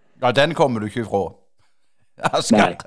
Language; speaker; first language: Norwegian; native; Norwegian